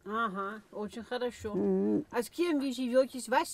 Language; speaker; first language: Russian; non-native, fluent; Dutch